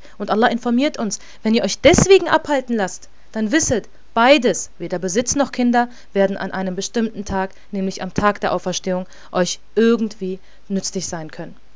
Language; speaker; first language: German; native; German